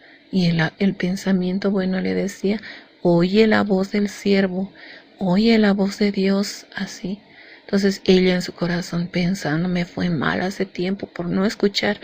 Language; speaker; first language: Spanish; native; Spanish